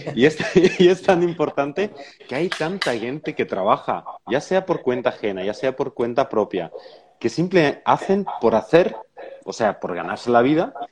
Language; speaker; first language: Spanish; non-native, fluent; Dutch